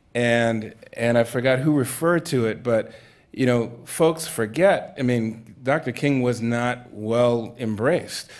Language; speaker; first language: English; native; English